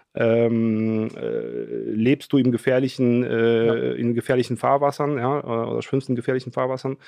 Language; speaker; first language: German; early bilingual, other home language; Polish